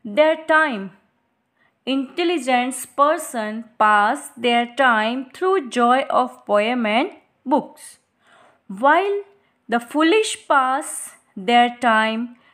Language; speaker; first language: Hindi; non-native, local second language; Gujarati